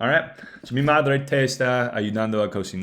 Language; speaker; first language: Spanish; non-native, fluent; English